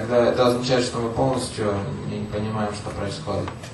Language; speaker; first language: Russian; native; Russian